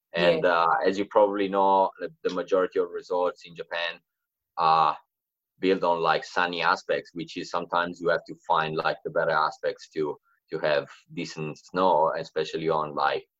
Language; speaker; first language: English; non-native, fluent; Italian